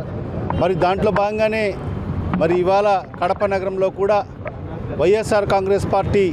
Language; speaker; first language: Telugu; native; Telugu